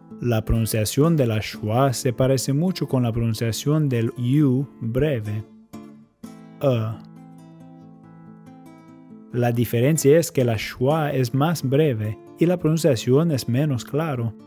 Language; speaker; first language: Spanish; non-native, fluent; English